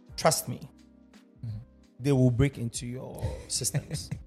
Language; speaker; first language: English; non-native, local second language; Akan